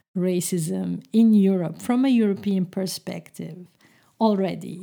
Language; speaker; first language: English; non-native, fluent; Turkish